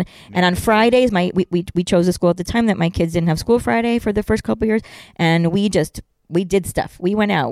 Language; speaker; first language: English; native; English